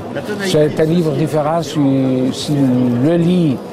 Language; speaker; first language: French; non-native, fluent; Spanish